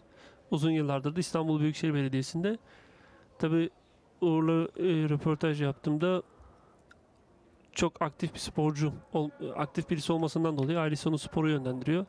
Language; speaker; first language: Turkish; native; Turkish